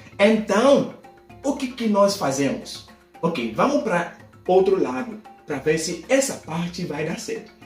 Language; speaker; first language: Portuguese; non-native, fluent; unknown